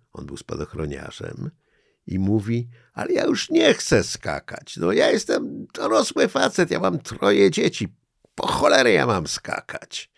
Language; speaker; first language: Polish; native; Polish